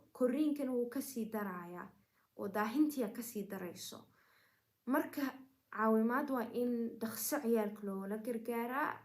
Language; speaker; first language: Somali; early bilingual, heritage; Somali